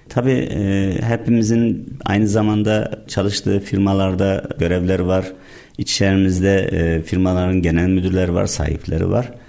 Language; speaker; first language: Turkish; native; Turkish